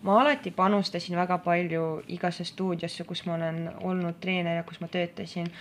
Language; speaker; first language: Estonian; non-native, local second language; Russian